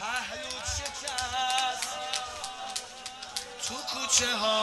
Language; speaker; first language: Persian; native; Persian